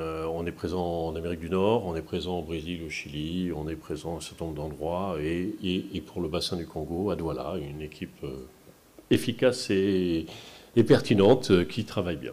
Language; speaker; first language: French; native; French